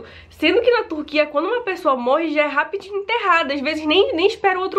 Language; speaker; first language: Portuguese; native; Portuguese